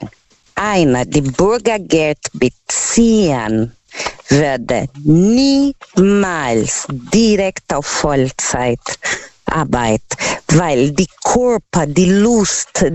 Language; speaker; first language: German; non-native, learner; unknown